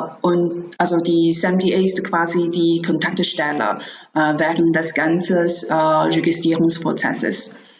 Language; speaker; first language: German; non-native, fluent; Chinese